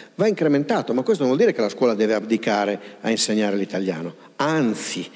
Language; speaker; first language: Italian; native; Italian